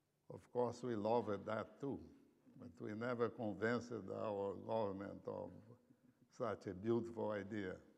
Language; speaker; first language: English; non-native, fluent; Portuguese